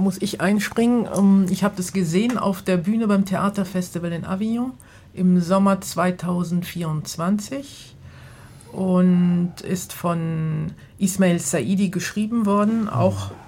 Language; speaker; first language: German; native; German